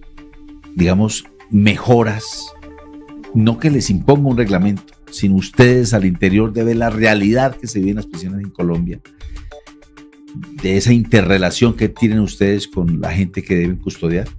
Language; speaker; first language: Spanish; native; Spanish